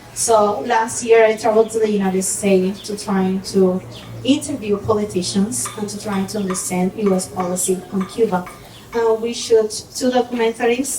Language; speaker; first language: English; non-native, fluent; Spanish